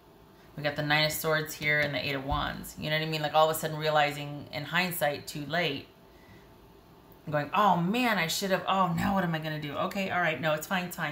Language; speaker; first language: English; native; English